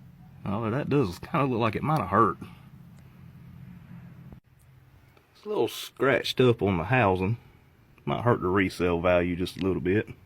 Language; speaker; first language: English; native; English